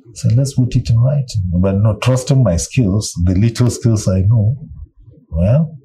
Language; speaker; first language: English; non-native, local second language; Hausa